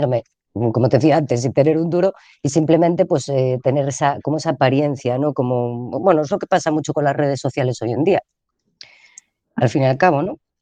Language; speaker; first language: Spanish; native; Spanish